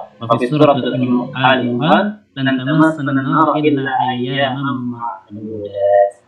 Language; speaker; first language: Arabic; non-native, learner; Indonesian